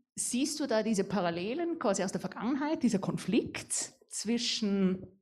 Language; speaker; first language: German; native; German